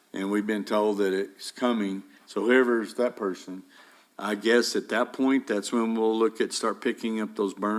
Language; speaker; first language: English; native; English